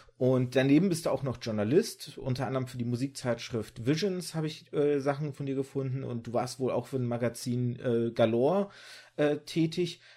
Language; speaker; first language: German; early bilingual, other home language; Russian